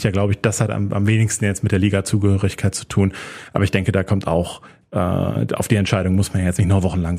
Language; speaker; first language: German; native; German